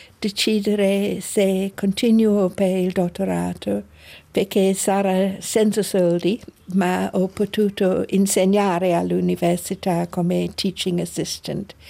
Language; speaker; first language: Italian; non-native, learner; English